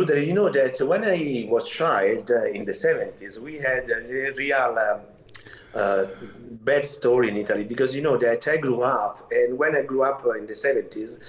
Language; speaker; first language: English; non-native, fluent; Italian